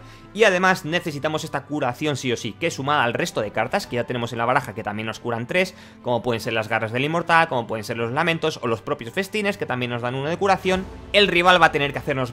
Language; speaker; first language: Spanish; native; Spanish